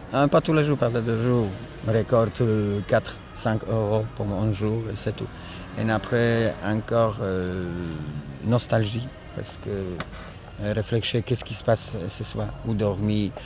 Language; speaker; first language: French; non-native, learner; Polish